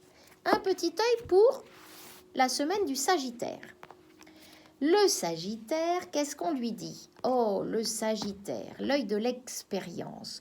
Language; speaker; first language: French; native; French